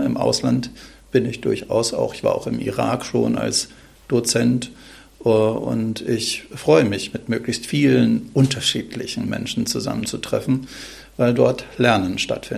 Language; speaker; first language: German; native; German